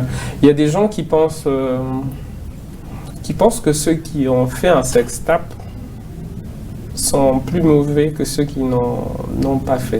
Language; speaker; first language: French; non-native, local second language; Swahili